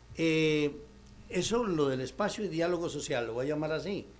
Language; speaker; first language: Spanish; native; Spanish